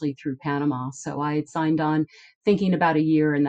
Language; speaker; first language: English; native; English